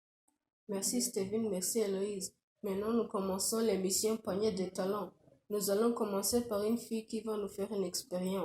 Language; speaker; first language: French; non-native, local second language; Kinyarwanda